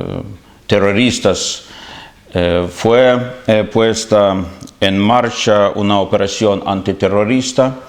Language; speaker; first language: Spanish; non-native, fluent; Ukrainian